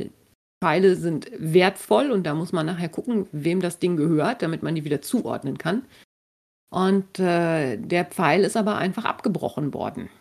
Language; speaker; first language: German; native; German